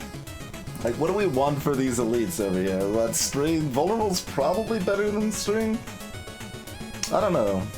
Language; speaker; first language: English; native; English